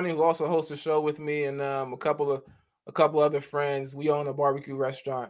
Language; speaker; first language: English; native; English